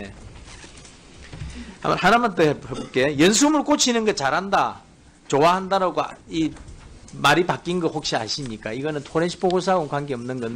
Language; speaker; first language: Korean; native; Korean